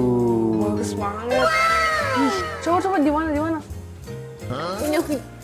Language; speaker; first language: Indonesian; non-native, fluent; Turkish